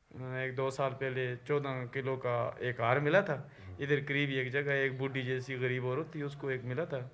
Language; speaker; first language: Urdu; non-native, local second language; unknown